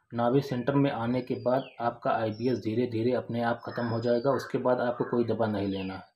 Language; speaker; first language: Hindi; native; Hindi